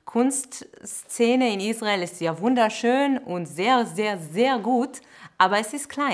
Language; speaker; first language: German; non-native, fluent; Hebrew